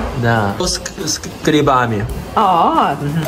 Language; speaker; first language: Russian; non-native, learner; Chinese